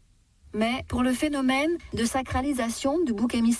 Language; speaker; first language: French; native; French